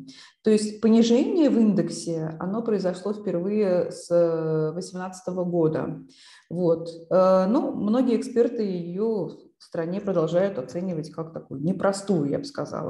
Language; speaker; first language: Russian; non-native, local second language; Uzbek